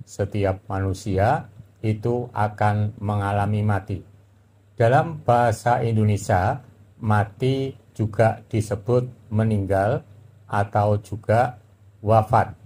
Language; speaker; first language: Indonesian; native; Indonesian